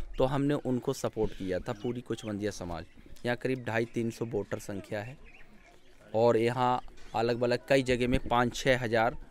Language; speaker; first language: Hindi; native; Hindi